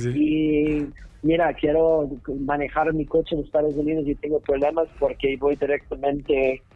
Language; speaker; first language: Spanish; non-native, learner; English